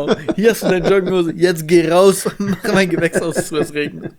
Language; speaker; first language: German; native; German